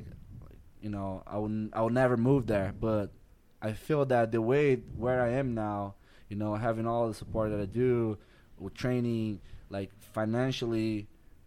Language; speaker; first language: English; non-native, learner; Portuguese